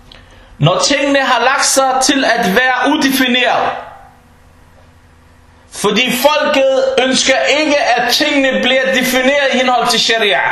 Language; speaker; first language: Danish; early bilingual, other home language; Arabic